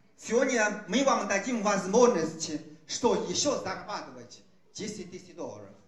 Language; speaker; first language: Russian; non-native, fluent; Chinese